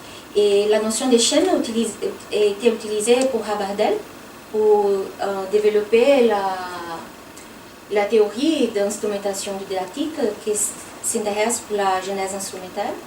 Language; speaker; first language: French; non-native, fluent; Portuguese